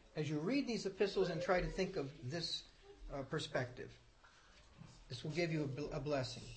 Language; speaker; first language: English; native; English